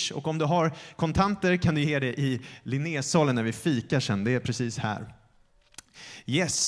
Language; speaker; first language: Swedish; native; Swedish